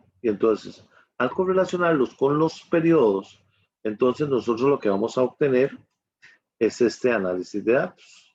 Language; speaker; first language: Spanish; native; Spanish